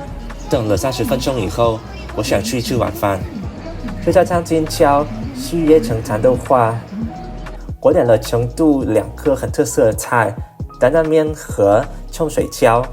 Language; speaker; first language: Chinese; non-native, learner; Vietnamese